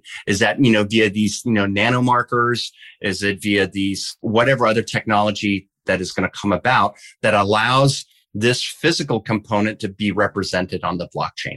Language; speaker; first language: English; early bilingual, heritage; English